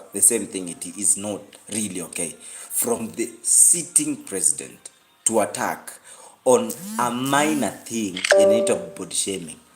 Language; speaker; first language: English; non-native, local second language; Gusii